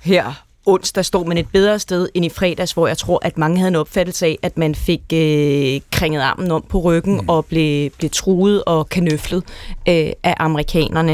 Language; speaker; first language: Danish; native; Danish